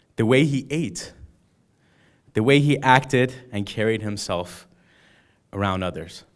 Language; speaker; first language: English; early bilingual, other home language; Persian